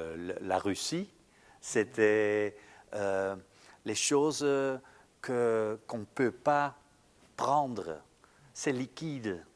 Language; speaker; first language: French; non-native, local second language; Dutch